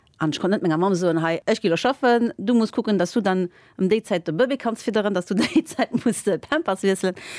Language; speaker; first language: Luxembourgish; early bilingual, other home language; Spanish